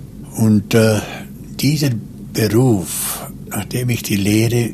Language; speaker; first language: German; non-native, local second language; Romansh